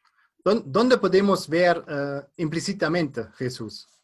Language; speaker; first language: Spanish; non-native, fluent; German